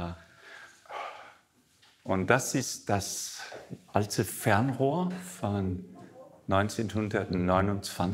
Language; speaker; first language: German; non-native, fluent; Danish